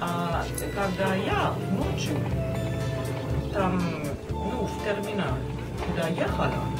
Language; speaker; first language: Russian; non-native, fluent; German